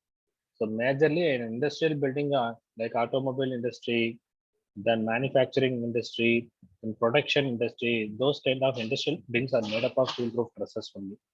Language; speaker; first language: English; non-native, local second language; Tamil